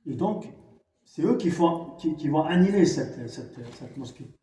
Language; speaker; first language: French; non-native, local second language; Arabic